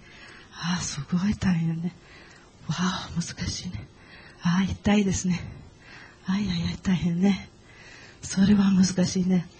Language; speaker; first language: Japanese; non-native, learner; Portuguese